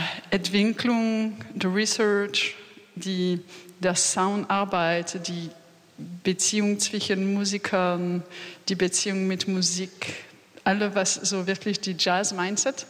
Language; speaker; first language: German; non-native, learner; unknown